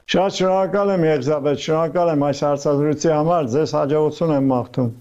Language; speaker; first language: Armenian; native; Armenian